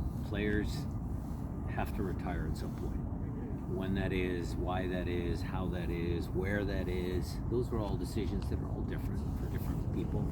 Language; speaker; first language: English; native; English